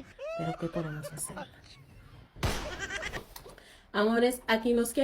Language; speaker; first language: Spanish; non-native, fluent; Wolof